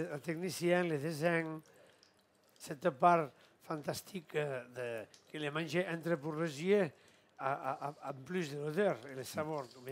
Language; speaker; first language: French; non-native, fluent; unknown